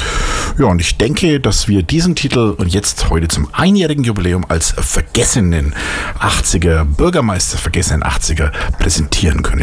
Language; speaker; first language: German; native; German